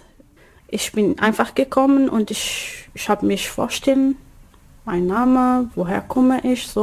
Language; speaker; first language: German; non-native, learner; Arabic